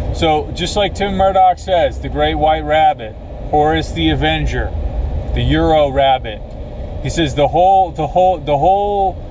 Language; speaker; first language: English; native; English